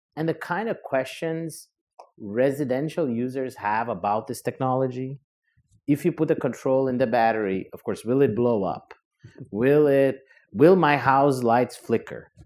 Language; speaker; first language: English; non-native, fluent; Portuguese